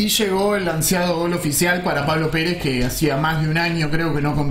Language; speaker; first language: Spanish; native; Spanish